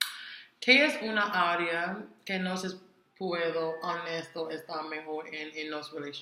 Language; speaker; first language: Spanish; non-native, learner; English